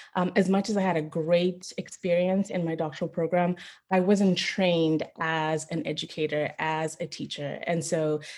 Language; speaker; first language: English; non-native, local second language; Shona